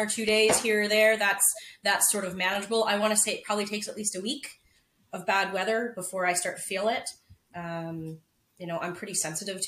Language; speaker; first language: English; native; English